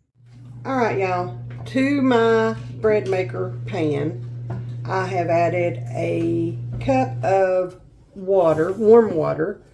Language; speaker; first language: English; native; English